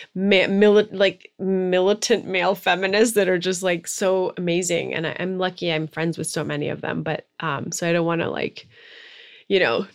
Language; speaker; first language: English; native; English